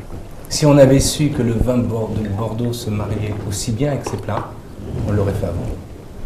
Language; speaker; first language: French; native; French